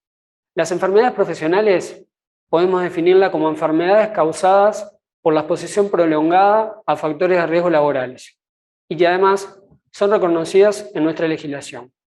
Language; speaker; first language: Spanish; native; Spanish